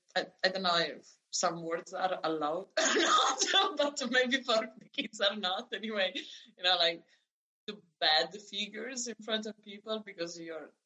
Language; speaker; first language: English; non-native, fluent; Italian